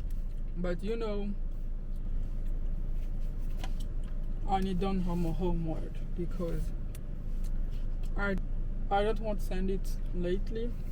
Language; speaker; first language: English; non-native, learner; Haitian Creole